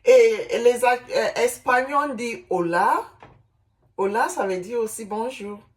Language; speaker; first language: French; non-native, learner; Igbo